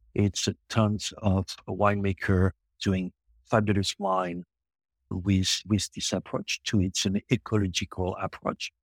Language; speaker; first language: English; non-native, local second language; French